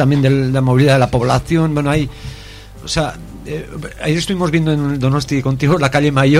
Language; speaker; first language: Spanish; native; Spanish